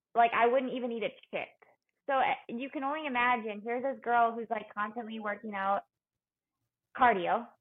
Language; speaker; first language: English; native; English